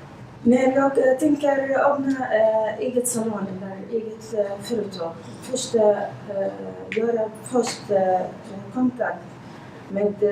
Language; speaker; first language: Swedish; non-native, learner; Arabic